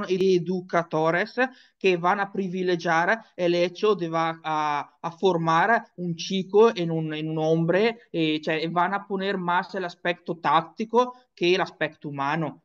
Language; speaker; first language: Spanish; non-native, learner; Italian